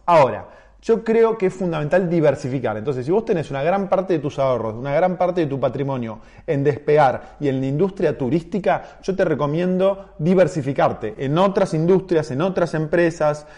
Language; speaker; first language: Spanish; native; Spanish